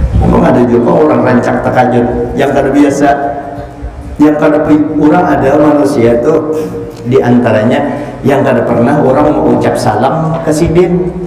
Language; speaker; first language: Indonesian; non-native, local second language; Banjar